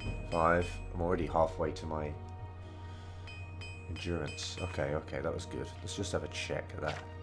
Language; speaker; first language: English; native; English